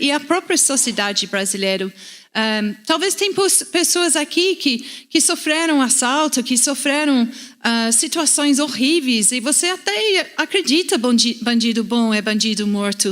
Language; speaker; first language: Portuguese; non-native, fluent; English